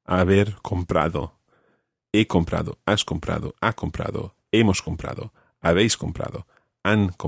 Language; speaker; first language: Spanish; non-native, fluent; English